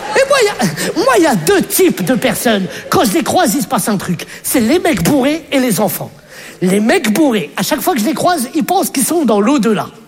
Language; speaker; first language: French; native; French